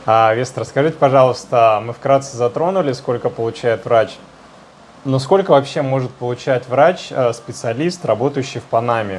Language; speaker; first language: Russian; native; Russian